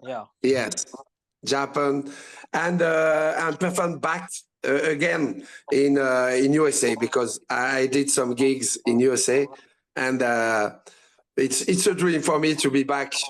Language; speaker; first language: English; non-native, learner; French